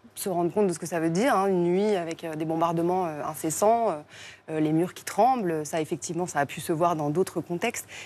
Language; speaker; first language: French; native; French